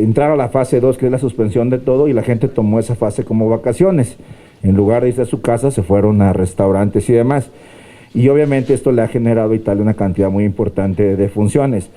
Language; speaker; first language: Spanish; native; Spanish